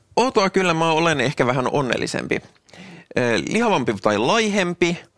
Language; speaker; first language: Finnish; native; Finnish